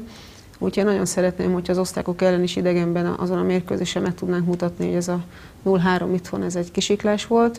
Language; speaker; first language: Hungarian; native; Hungarian